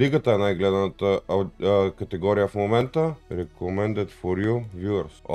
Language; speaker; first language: Bulgarian; native; Bulgarian